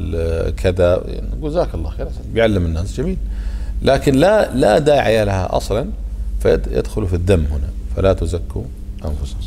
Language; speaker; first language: Arabic; native; Arabic